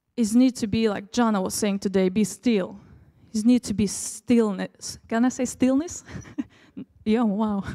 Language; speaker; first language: English; early bilingual, other home language; Russian